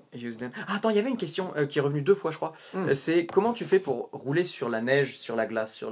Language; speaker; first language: French; native; French